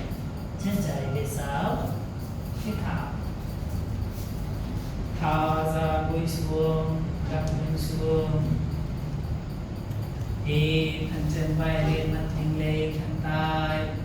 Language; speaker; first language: Vietnamese; non-native, learner; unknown